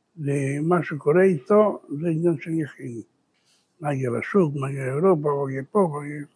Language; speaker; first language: Hebrew; early bilingual, other home language; Spanish